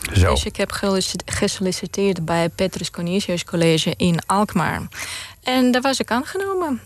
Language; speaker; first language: Dutch; non-native, fluent; Romanian